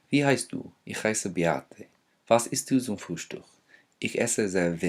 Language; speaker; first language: German; non-native, fluent; English